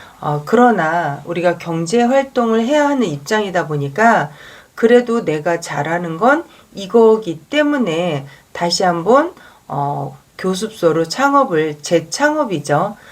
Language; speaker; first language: Korean; native; Korean